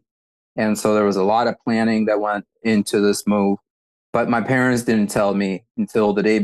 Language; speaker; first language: English; early bilingual, other home language; Russian